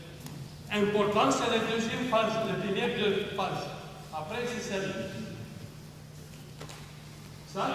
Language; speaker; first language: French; non-native, fluent; Romanian